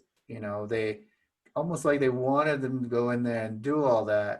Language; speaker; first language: English; native; English